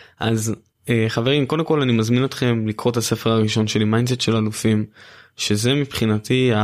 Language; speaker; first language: Hebrew; native; Hebrew